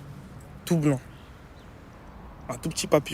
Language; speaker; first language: French; native; French